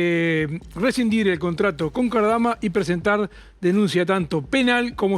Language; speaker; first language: Spanish; native; Spanish